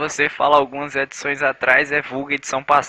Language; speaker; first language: Portuguese; native; Portuguese